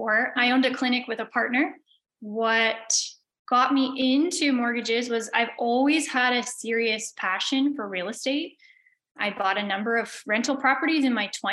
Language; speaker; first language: English; native; English